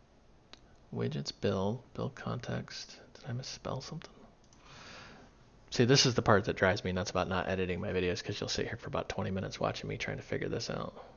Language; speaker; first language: English; native; English